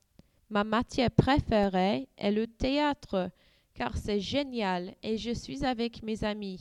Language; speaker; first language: French; non-native, learner; English